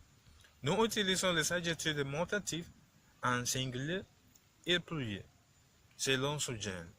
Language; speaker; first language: French; non-native, learner; Spanish